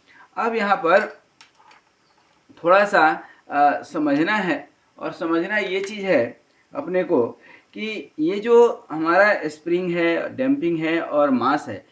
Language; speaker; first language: Hindi; native; Hindi